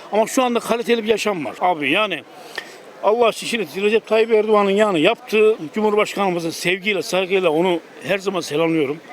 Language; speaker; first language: Turkish; native; Turkish